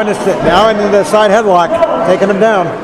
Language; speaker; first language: English; native; English